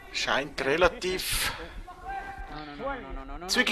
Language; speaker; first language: German; native; German